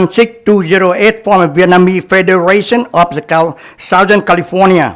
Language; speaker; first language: English; non-native, learner; Vietnamese